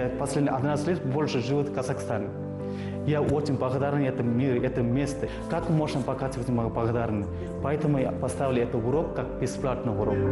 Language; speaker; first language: Russian; non-native, learner; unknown